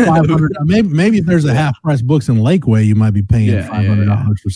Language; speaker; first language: English; native; English